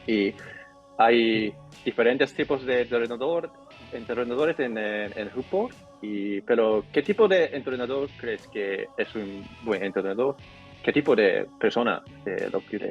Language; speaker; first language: Spanish; non-native, fluent; Japanese